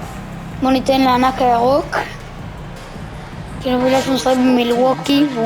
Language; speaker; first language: Hebrew; native; Hebrew